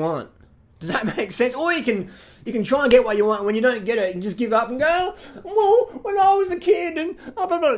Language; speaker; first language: English; native; English